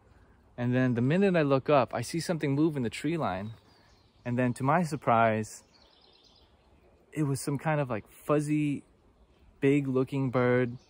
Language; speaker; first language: English; native; English